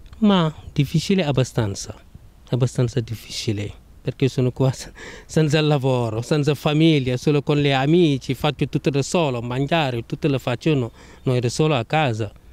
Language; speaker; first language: Italian; non-native, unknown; Wolof